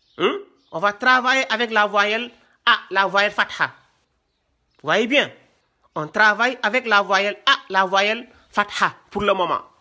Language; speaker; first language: French; non-native, local second language; Wolof